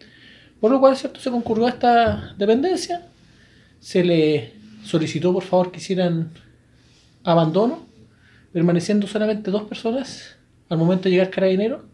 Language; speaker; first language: Spanish; native; Spanish